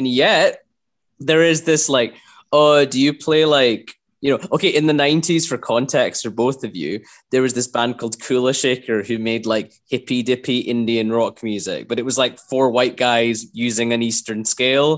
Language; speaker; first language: English; native; English